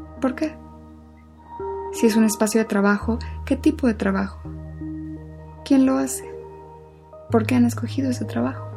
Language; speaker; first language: Spanish; native; Spanish